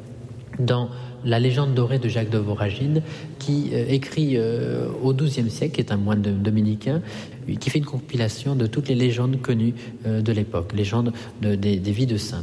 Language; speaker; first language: French; non-native, fluent; Italian